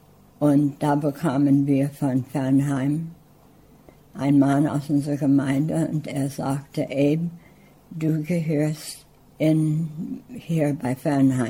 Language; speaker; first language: German; early bilingual, heritage; English